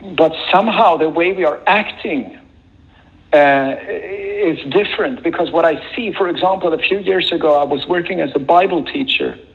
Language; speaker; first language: English; non-native, fluent; Swedish